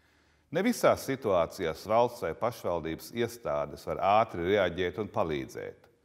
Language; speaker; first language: Latvian; native; Latvian